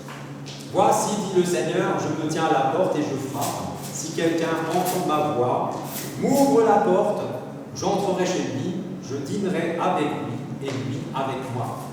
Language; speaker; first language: French; native; French